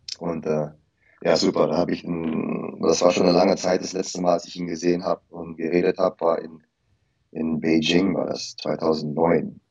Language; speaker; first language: German; early bilingual, heritage; German